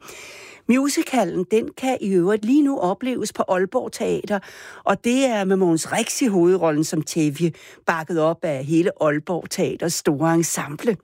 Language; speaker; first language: Danish; native; Danish